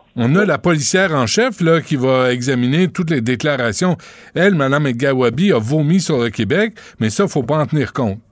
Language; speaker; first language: French; native; French